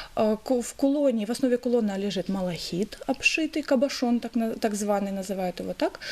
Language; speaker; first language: Russian; native; Russian